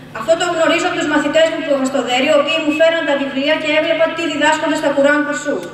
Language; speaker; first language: Greek; non-native, local second language; Bulgarian